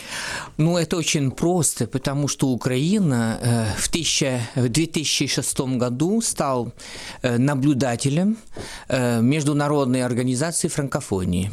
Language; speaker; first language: Russian; non-native, fluent; French